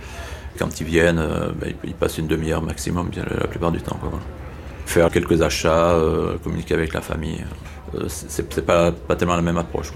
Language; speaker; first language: French; native; French